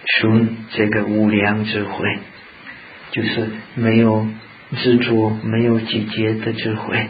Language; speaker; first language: Chinese; non-native, fluent; Czech